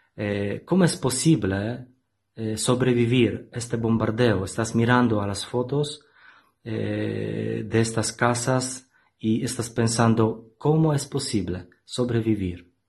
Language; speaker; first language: Spanish; non-native, learner; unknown